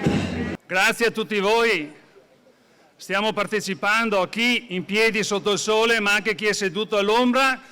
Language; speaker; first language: Italian; native; Italian